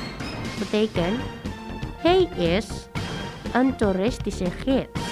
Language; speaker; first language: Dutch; non-native, learner; Indonesian